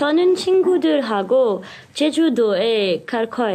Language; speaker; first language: Korean; non-native, learner; French